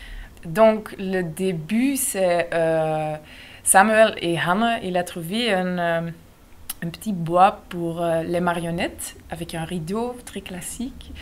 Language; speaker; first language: French; non-native, local second language; Dutch